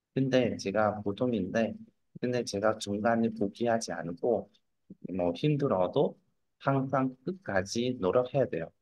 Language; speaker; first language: Korean; non-native, fluent; Vietnamese